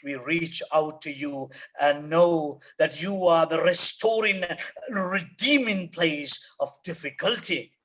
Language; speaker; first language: English; non-native, local second language; Sinhala